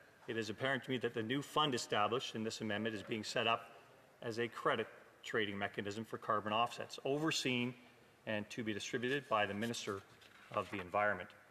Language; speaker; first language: English; native; English